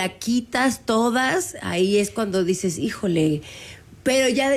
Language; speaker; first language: Spanish; native; Spanish